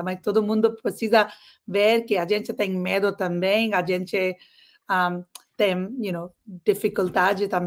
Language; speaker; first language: Portuguese; non-native, learner; English